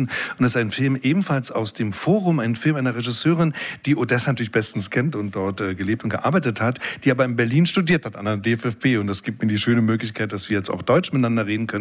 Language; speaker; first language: German; native; German